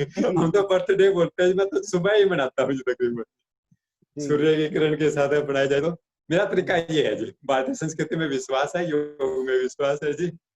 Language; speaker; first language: Hindi; native; Hindi